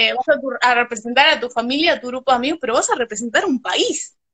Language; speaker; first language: Spanish; native; Spanish